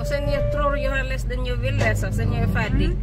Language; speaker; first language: Swedish; non-native, learner; Filipino